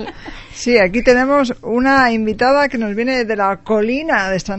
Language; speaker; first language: Spanish; native; Spanish